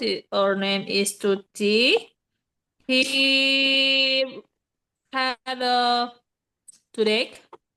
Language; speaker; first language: English; non-native, learner; Indonesian